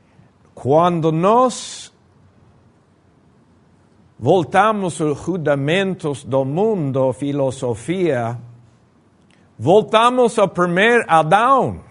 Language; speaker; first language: Portuguese; non-native, fluent; Spanish